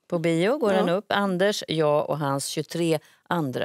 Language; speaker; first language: Swedish; native; Swedish